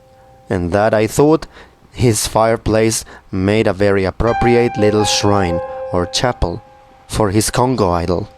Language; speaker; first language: English; non-native, fluent; Spanish